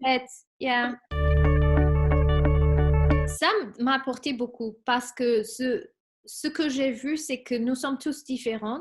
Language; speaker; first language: French; non-native, fluent; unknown